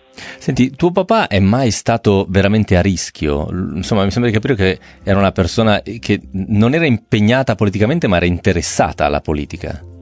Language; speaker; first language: Italian; native; Italian